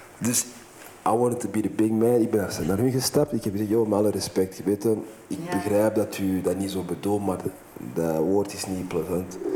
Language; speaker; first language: Dutch; non-native, fluent; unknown